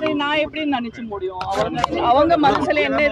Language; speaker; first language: Tamil; non-native, learner; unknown